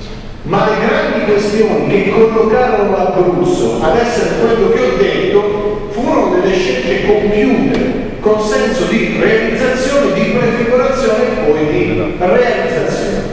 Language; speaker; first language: Italian; native; Italian